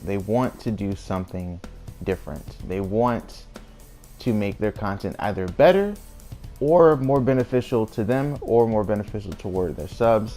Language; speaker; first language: English; native; English